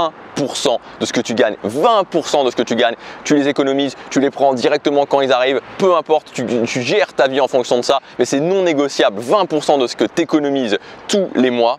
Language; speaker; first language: French; native; French